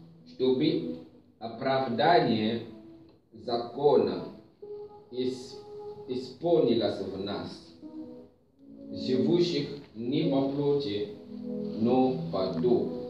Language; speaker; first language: Russian; non-native, fluent; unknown